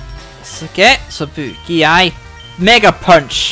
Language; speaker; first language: Norwegian; native; Norwegian